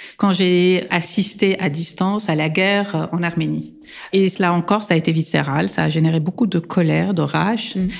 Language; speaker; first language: French; non-native, local second language; Armenian